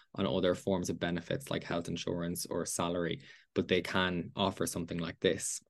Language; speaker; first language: English; native; English